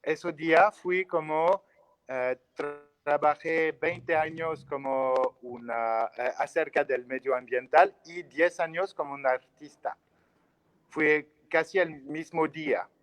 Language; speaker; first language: Spanish; non-native, learner; French